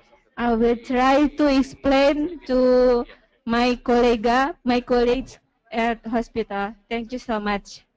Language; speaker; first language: English; non-native, learner; Indonesian